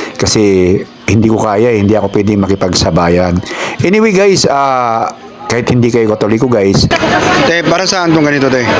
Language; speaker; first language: Filipino; non-native, local second language; Cebuano